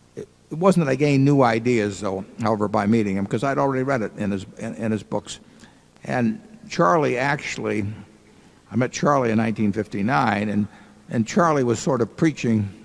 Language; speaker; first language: English; native; English